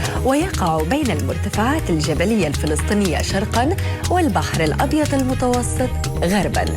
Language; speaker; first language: Arabic; native; Arabic